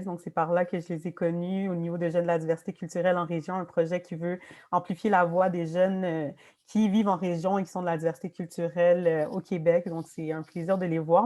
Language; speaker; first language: French; native; French